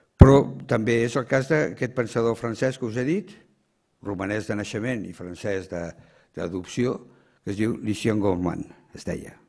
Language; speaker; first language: Catalan; native; Catalan